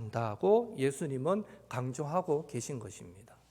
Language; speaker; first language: Korean; native; Korean